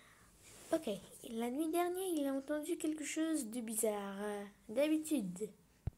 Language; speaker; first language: French; non-native, learner; English